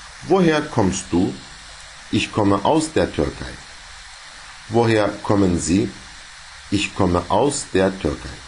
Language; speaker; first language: German; non-native, fluent; Turkish